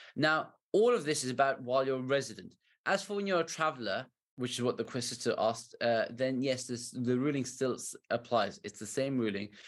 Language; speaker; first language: English; native; English